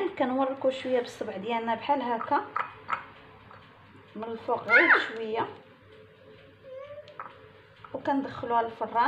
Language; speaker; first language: Arabic; native; Arabic